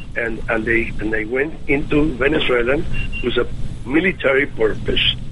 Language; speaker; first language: English; non-native, fluent; Spanish